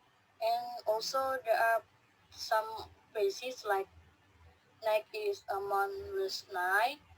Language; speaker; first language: English; non-native, learner; Indonesian